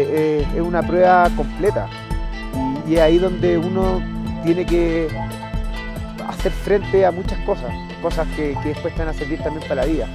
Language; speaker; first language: Spanish; native; Spanish